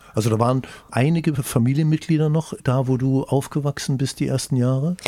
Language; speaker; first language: German; native; German